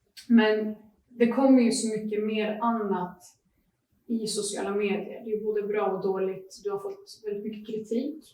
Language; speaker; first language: Swedish; native; Swedish